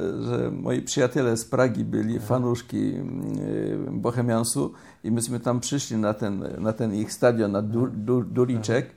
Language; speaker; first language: Czech; non-native, learner; Polish